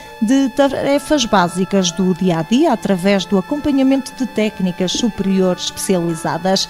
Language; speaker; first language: Portuguese; native; Portuguese